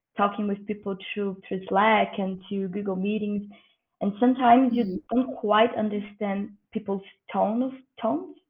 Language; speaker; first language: English; non-native, fluent; Portuguese